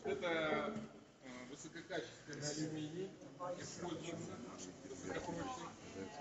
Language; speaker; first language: Russian; native; Russian